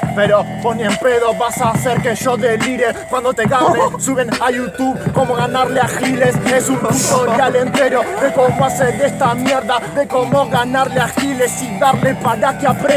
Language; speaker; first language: Spanish; native; Spanish